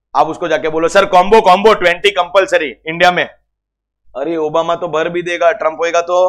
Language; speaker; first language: Hindi; native; Hindi